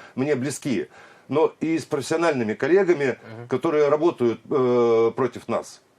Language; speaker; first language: Russian; native; Russian